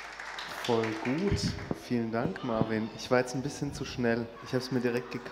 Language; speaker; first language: German; native; German